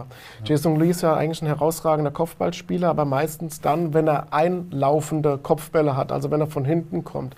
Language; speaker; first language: German; native; German